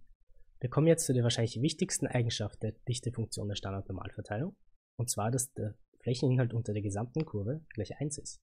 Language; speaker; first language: German; native; German